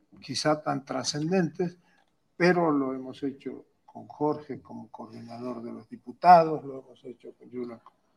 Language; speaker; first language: Spanish; native; Spanish